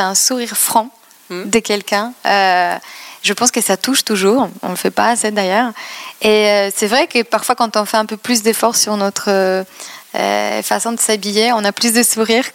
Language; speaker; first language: French; non-native, fluent; Polish